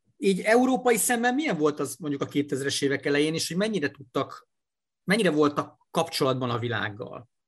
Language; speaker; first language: Hungarian; native; Hungarian